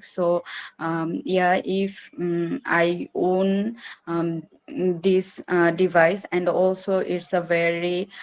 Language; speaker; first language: English; non-native, learner; Bangla